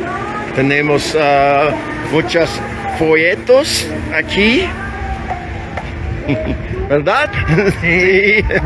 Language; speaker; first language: Spanish; non-native, learner; English